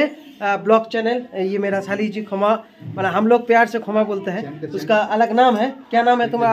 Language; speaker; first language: Hindi; non-native, local second language; Bangla